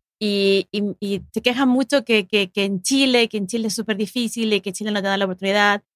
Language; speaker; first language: Spanish; native; Spanish